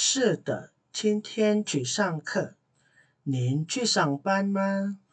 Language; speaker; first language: Chinese; non-native, fluent; Indonesian